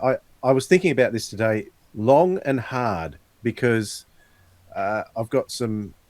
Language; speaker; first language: English; native; English